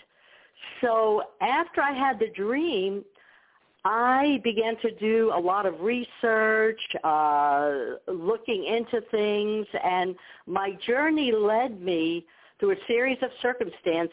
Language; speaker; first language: English; early bilingual, other home language; Ukrainian